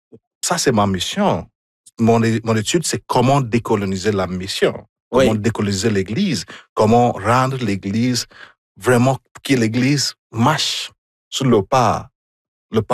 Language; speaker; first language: French; non-native, fluent; Igbo